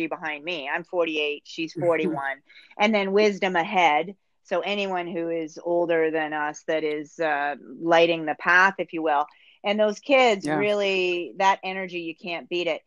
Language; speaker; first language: English; native; English